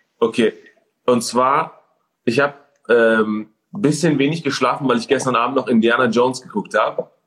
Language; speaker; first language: German; early bilingual, other home language; Persian